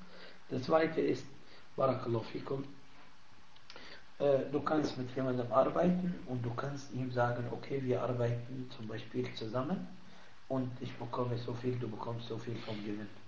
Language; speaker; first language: German; non-native, fluent; Arabic